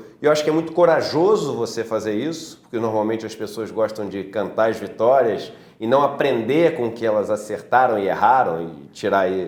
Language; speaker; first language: Portuguese; native; Portuguese